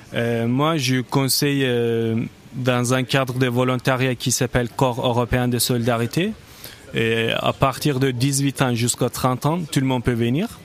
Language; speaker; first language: French; non-native, fluent; Turkish